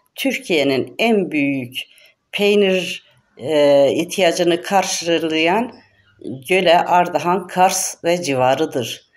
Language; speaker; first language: Turkish; native; Turkish